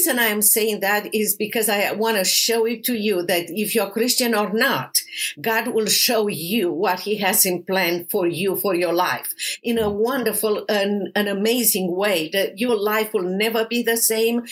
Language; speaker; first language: English; non-native, fluent; Romanian